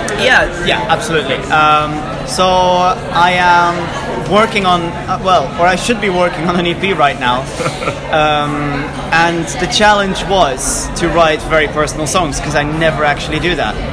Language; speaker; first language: English; non-native, fluent; Dutch